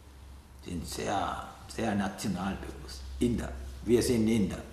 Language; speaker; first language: German; non-native, fluent; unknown